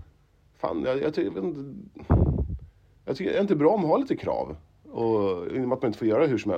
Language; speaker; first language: Swedish; native; Swedish